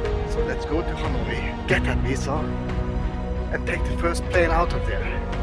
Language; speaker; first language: English; non-native, fluent; Norwegian